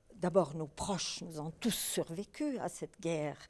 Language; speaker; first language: French; early bilingual, other home language; Polish